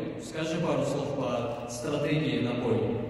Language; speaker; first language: Russian; native; Russian